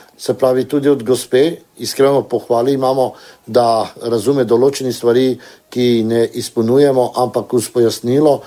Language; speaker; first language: Slovenian; non-native, local second language; Romany